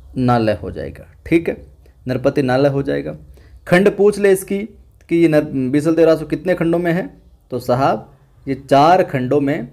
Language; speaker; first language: Hindi; native; Hindi